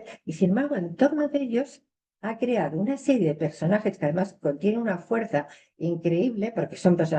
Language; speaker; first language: Spanish; native; Spanish